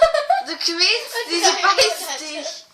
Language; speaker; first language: German; native; German